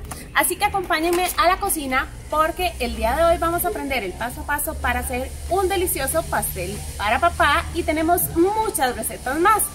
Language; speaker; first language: Spanish; native; Spanish